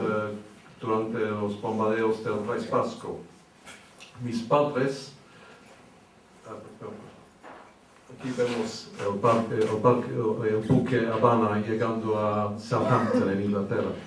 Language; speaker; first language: Spanish; early bilingual, heritage; English